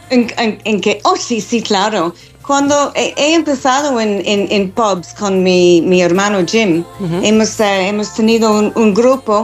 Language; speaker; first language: Spanish; non-native, fluent; English